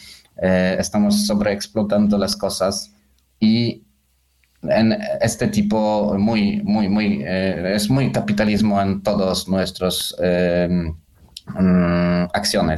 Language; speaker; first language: Spanish; non-native, learner; Polish